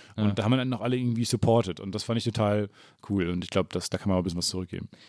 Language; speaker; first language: German; native; German